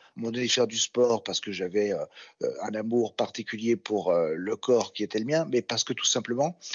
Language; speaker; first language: French; native; French